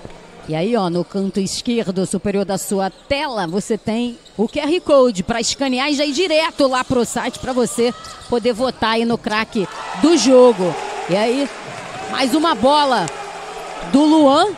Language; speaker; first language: Portuguese; native; Portuguese